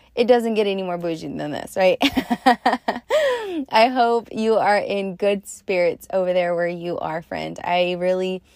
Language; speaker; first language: English; native; English